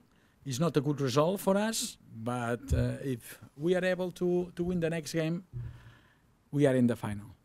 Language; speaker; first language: English; non-native, learner; Catalan